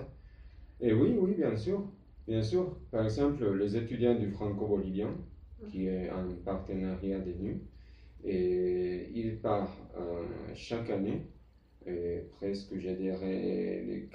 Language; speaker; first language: French; non-native, fluent; Spanish